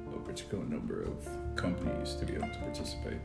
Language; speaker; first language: English; non-native, local second language; Yoruba